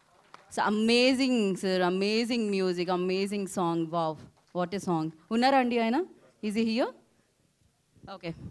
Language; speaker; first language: Telugu; native; Telugu